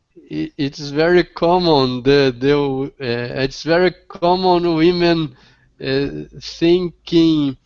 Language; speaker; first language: English; non-native, learner; Portuguese